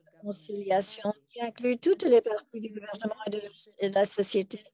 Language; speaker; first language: French; non-native, fluent; English